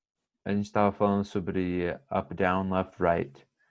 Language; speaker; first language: Portuguese; non-native, fluent; English